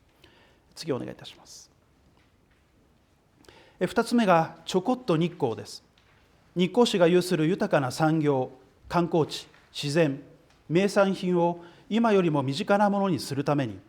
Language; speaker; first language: Japanese; native; Japanese